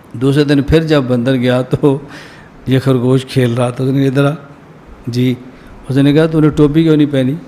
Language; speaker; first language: Urdu; non-native, local second language; Punjabi